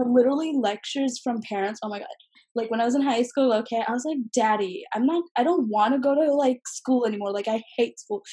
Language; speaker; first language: English; native; English